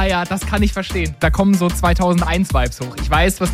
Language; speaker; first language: German; native; German